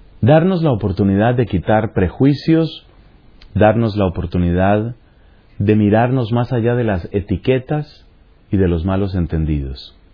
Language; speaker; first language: Spanish; native; Spanish